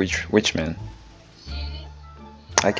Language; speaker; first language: English; non-native, learner; Swahili